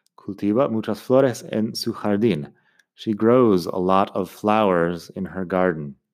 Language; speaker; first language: Spanish; non-native, fluent; English